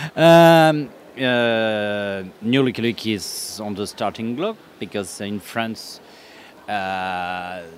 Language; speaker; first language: English; non-native, learner; French